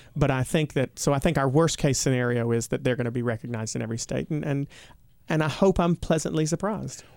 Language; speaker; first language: English; native; English